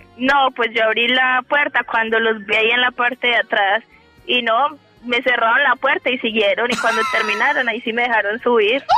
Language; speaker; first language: Spanish; native; Spanish